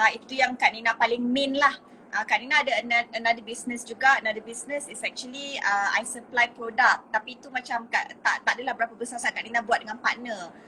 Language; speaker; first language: Malay; native; Malay